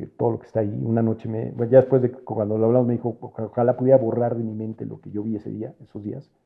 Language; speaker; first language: Spanish; native; Spanish